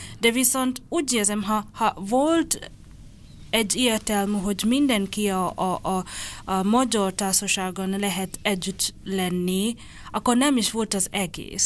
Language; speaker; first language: Hungarian; non-native, learner; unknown